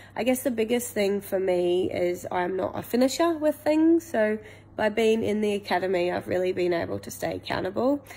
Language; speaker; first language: English; native; English